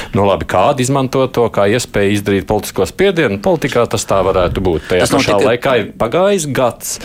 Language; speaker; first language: Latvian; non-native, local second language; Russian